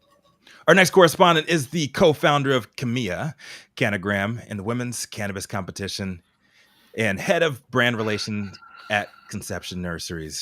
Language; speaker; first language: English; native; English